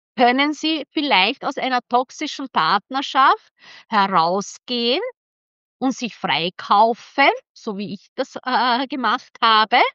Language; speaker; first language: German; early bilingual, other home language; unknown